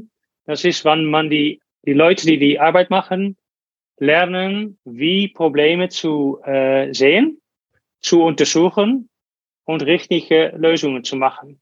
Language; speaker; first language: German; non-native, learner; Dutch